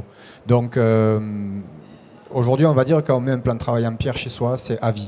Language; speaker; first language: French; native; French